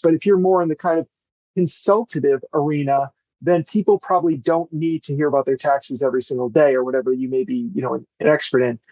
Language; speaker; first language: English; native; English